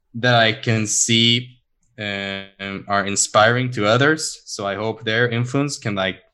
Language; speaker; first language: English; non-native, fluent; Swedish